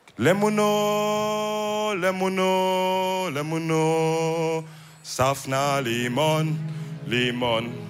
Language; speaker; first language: German; early bilingual, other home language; Wolof